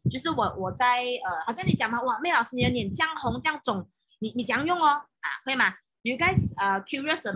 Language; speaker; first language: Chinese; native; Chinese